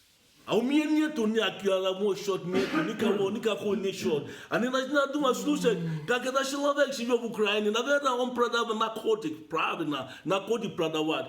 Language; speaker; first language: Russian; non-native, learner; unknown